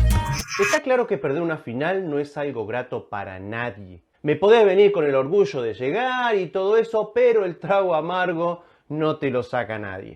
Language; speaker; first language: Spanish; native; Spanish